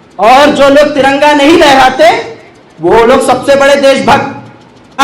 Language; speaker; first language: Hindi; non-native, local second language; Urdu